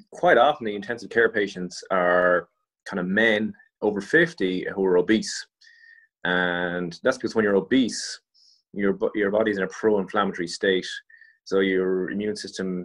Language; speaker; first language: English; native; English